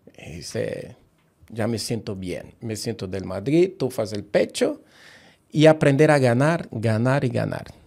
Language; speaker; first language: Spanish; non-native, fluent; Portuguese